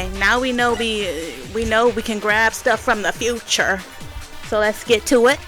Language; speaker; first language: English; native; English